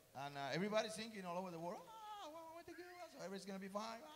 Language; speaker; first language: English; non-native, fluent; Spanish